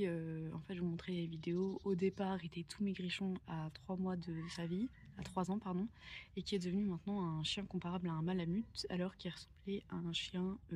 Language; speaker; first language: French; native; French